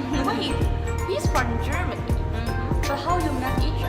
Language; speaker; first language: English; non-native, fluent; Chinese